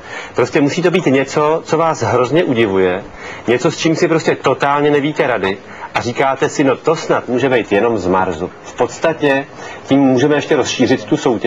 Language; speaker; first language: Czech; native; Czech